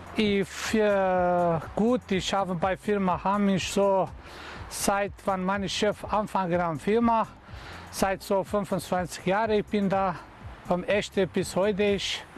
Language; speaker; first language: German; non-native, learner; Bosnian